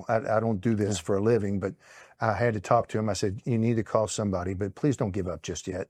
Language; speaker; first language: English; native; English